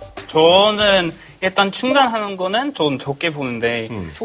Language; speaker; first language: Korean; non-native, fluent; English